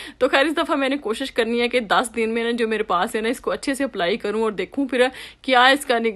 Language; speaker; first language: Urdu; native; Urdu